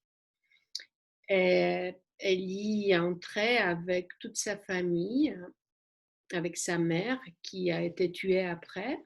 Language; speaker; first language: French; non-native, fluent; Polish